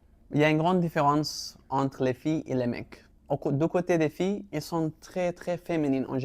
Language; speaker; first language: French; non-native, local second language; Arabic